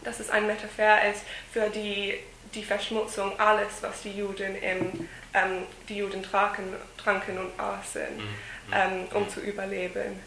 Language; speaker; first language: German; non-native, fluent; English